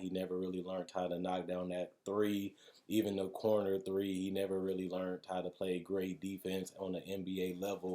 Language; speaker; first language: English; native; English